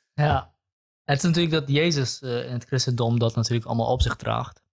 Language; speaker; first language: Dutch; early bilingual, other home language; Kurdish